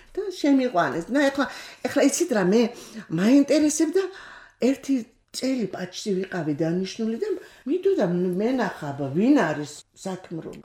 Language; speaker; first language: Georgian; non-native, local second language; Kurdish